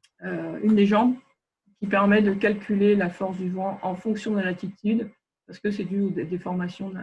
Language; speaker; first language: French; native; French